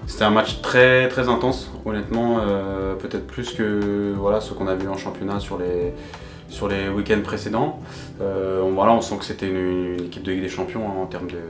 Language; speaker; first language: French; native; French